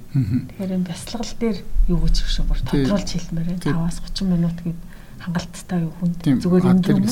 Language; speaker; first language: Mongolian; native; Mongolian